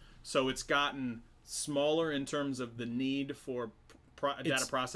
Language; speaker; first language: English; native; English